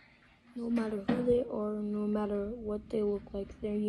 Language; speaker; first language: English; native; English